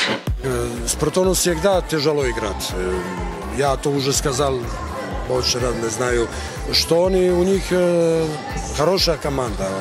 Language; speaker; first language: Russian; non-native, fluent; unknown